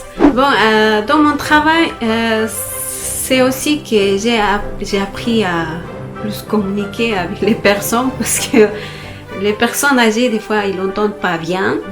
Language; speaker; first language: French; non-native, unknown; Spanish